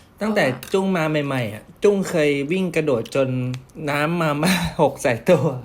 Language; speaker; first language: Thai; native; Thai